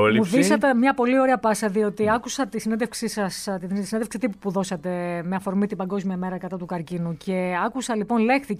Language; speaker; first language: Greek; native; Greek